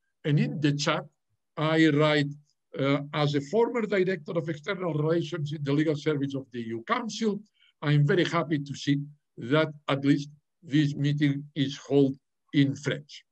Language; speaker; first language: English; non-native, fluent; Catalan